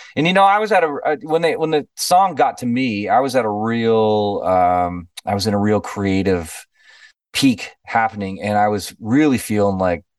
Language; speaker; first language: English; native; English